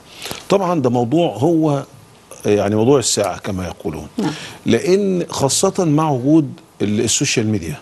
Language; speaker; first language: Arabic; native; Arabic